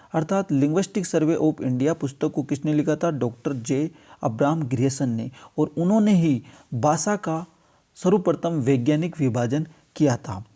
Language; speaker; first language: Hindi; native; Hindi